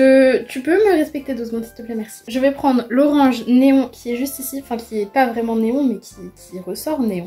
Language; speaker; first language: French; native; French